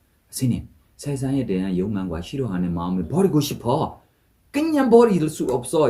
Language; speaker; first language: Korean; non-native, fluent; Burmese